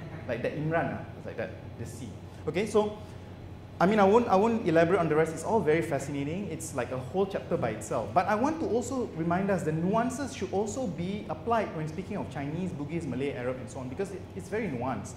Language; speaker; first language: English; non-native, local second language; Malay